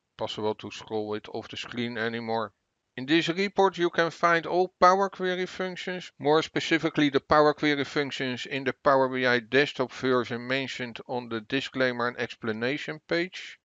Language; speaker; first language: English; non-native, fluent; Dutch